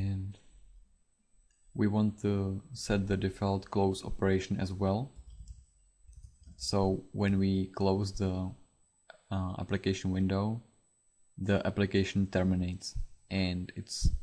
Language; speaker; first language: English; non-native, fluent; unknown